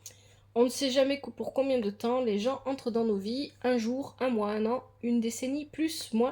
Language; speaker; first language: French; native; French